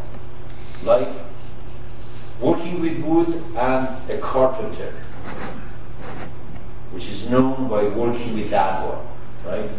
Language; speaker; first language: English; non-native, fluent; Persian